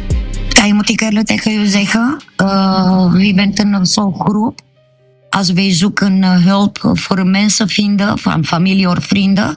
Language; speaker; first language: Dutch; non-native, learner; Romanian